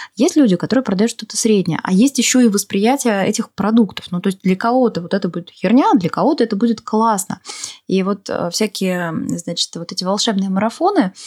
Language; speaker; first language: Russian; native; Russian